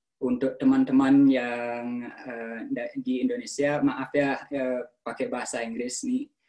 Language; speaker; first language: Indonesian; early bilingual, other home language; Balinese